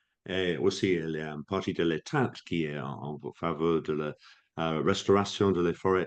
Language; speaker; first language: French; non-native, fluent; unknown